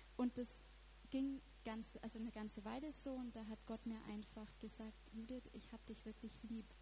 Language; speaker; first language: German; native; German